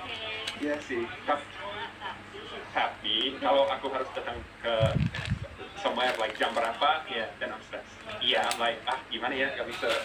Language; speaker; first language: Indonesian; non-native, learner; English